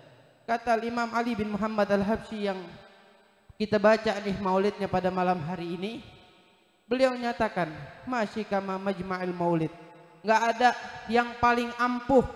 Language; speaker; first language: Indonesian; native; Indonesian